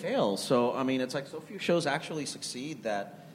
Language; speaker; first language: English; non-native, fluent; Spanish